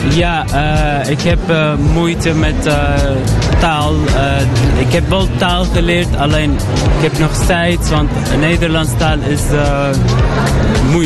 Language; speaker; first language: Dutch; non-native, learner; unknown